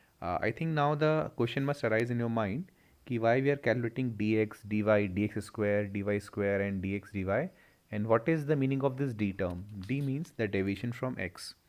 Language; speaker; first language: English; non-native, local second language; Hindi